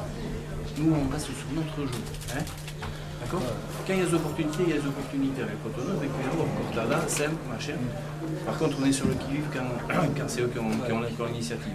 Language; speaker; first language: French; native; French